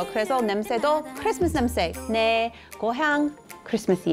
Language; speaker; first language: Korean; non-native, fluent; English